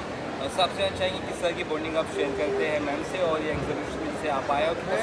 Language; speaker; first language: Hindi; native; Hindi